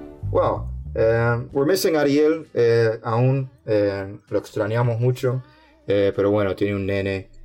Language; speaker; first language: Spanish; non-native, fluent; English